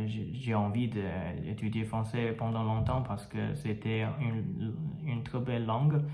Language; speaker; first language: French; non-native, learner; Chinese